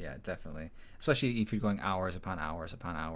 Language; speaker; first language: English; native; English